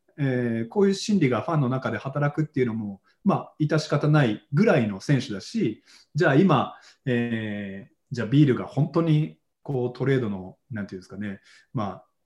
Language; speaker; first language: Japanese; native; Japanese